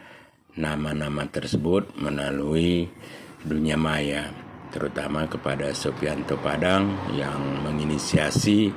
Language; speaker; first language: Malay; non-native, local second language; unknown